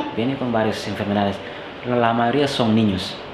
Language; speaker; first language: Spanish; non-native, fluent; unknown